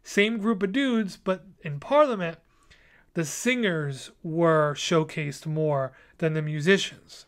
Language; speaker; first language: English; native; English